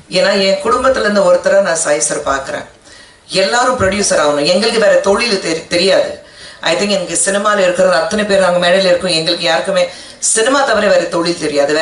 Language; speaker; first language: Tamil; non-native, fluent; Hindi